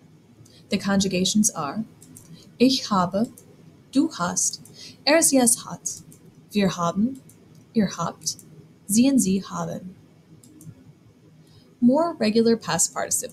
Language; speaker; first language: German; non-native, fluent; English